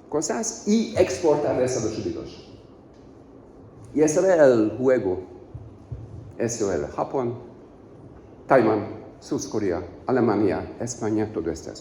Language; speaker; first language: Spanish; non-native, learner; Hungarian